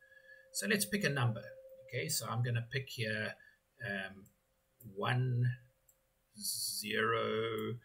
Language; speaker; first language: English; native; English